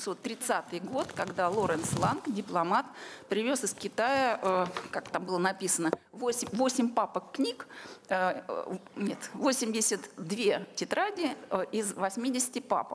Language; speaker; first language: Russian; native; Russian